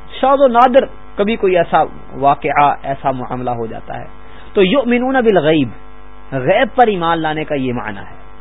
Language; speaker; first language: Urdu; non-native, local second language; Punjabi